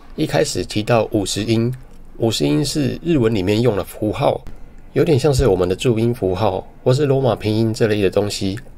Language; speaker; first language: Chinese; native; Chinese